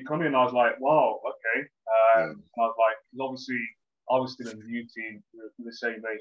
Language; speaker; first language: English; native; English